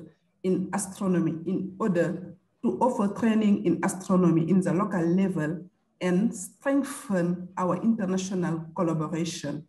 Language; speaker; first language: English; non-native, fluent; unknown